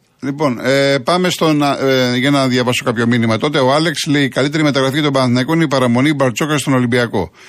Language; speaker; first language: Greek; native; Greek